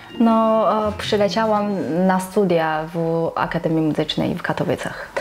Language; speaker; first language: Polish; non-native, learner; Chinese